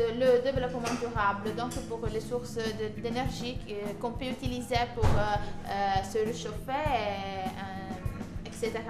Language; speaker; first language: French; non-native, learner; Italian